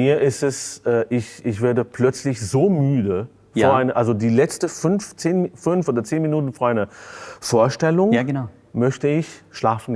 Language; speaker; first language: German; non-native, fluent; Hebrew